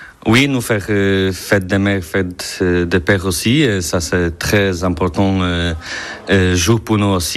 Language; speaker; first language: French; non-native, learner; Polish